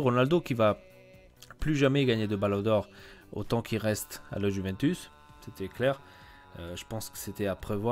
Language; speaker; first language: French; native; French